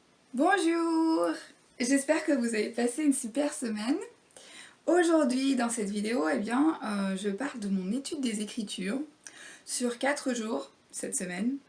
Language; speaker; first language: French; native; French